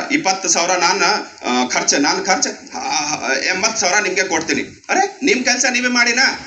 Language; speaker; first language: Kannada; non-native, learner; Hindi